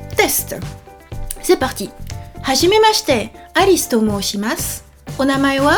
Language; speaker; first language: French; native; French